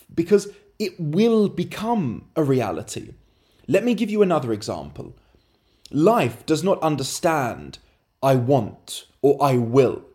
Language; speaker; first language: English; native; English